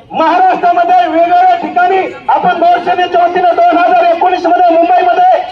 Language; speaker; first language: Marathi; non-native, local second language; Lambadi